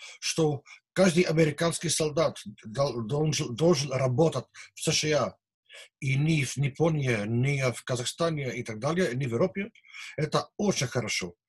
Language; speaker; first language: Russian; non-native, learner; Dutch